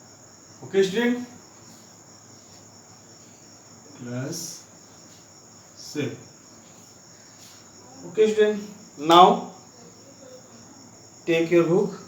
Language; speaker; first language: English; non-native, local second language; Hindi